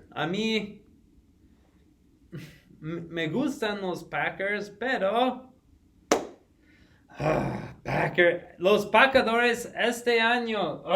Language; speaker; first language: Spanish; non-native, fluent; English